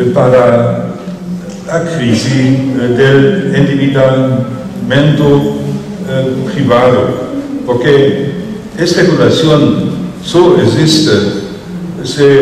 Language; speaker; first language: Spanish; non-native, fluent; German